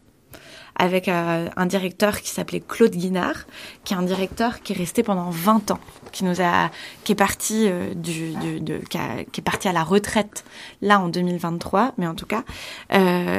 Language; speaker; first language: French; native; French